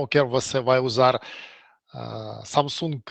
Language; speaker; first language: Portuguese; non-native, learner; Russian